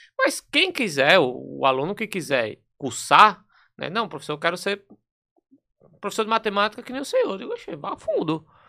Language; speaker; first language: Portuguese; native; Portuguese